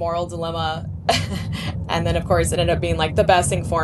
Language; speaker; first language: English; native; English